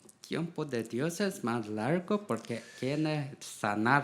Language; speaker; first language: Spanish; non-native, learner; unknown